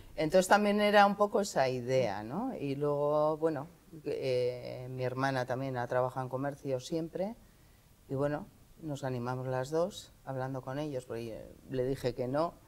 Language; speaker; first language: Spanish; native; Spanish